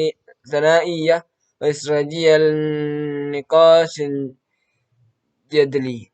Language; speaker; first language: Arabic; non-native, learner; Indonesian